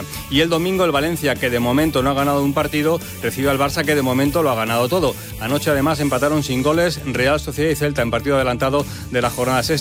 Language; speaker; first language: Spanish; native; Spanish